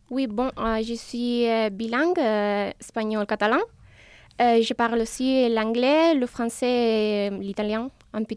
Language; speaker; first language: French; non-native, learner; Spanish